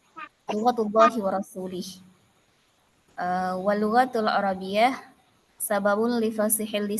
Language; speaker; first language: Arabic; non-native, learner; Indonesian